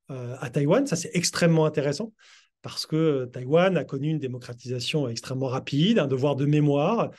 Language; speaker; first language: French; native; French